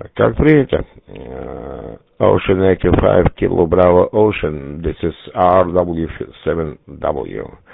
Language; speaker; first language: Russian; native; Russian